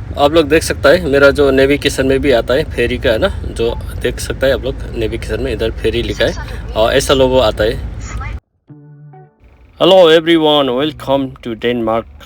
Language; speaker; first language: Hindi; non-native, learner; Nepali